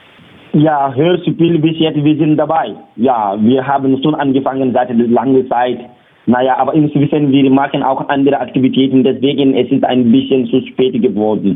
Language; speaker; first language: German; non-native, learner; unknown